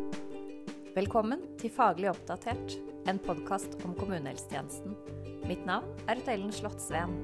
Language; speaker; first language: Norwegian; native; Norwegian